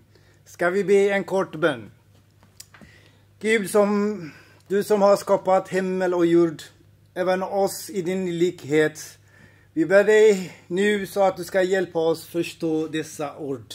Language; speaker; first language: Swedish; non-native, fluent; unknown